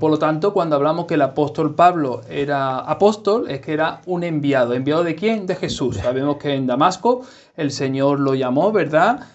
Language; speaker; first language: Spanish; native; Spanish